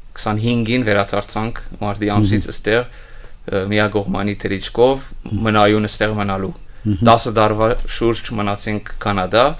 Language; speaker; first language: Armenian; early bilingual, heritage; Armenian